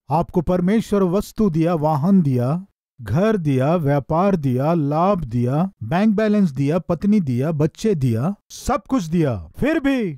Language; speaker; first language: Hindi; non-native, local second language; Telugu